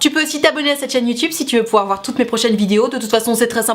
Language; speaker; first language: French; native; French